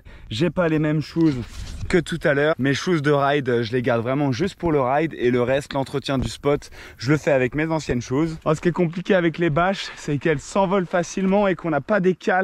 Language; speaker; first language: French; native; French